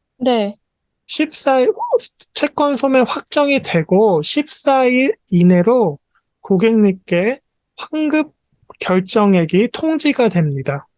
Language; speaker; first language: Korean; native; Korean